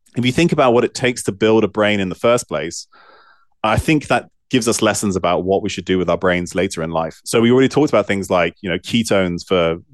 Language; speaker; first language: English; native; English